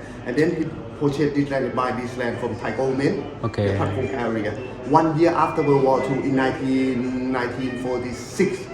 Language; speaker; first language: English; non-native, learner; Thai